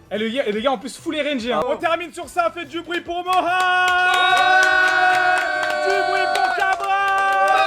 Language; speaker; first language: French; native; French